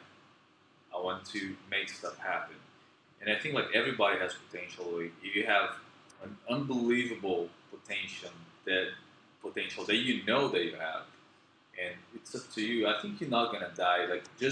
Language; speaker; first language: English; non-native, fluent; Portuguese